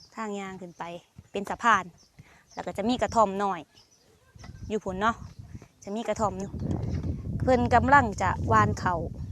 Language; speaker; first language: Thai; native; Thai